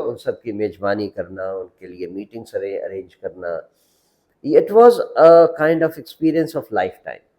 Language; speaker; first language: Hindi; native; Hindi